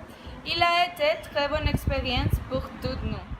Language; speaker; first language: French; non-native, learner; Spanish